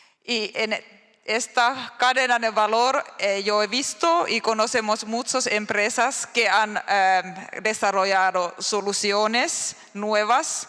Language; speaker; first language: Spanish; non-native, learner; Finnish